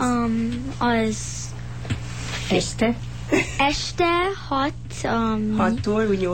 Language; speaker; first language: Hungarian; early bilingual, heritage; Hungarian